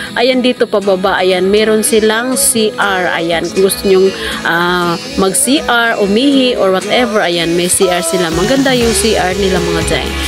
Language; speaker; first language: Filipino; non-native, local second language; Cebuano